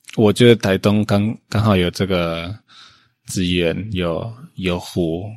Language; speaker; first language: Chinese; non-native, fluent; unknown